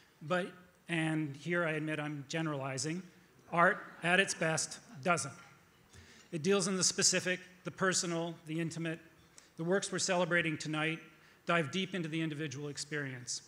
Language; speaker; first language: English; native; English